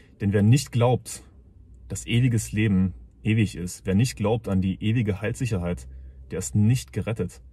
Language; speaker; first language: German; native; German